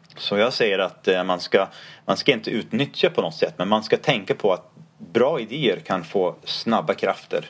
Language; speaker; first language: Swedish; non-native, fluent; English